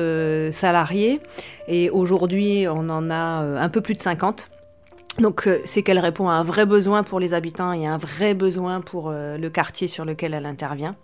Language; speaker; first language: French; native; French